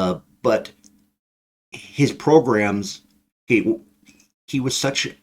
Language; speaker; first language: English; native; English